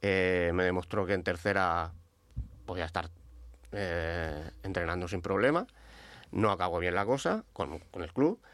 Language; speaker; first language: Spanish; native; Spanish